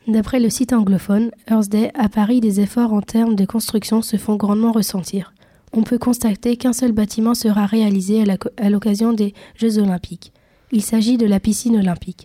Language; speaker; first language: French; native; French